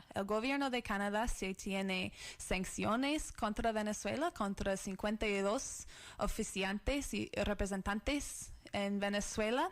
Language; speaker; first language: Spanish; non-native, learner; English